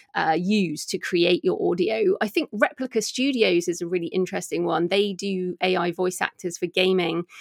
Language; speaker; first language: English; native; English